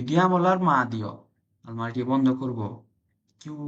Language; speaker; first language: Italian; non-native, fluent; Bangla